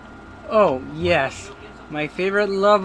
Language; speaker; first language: Spanish; non-native, fluent; English